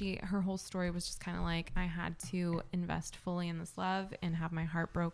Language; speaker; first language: English; native; English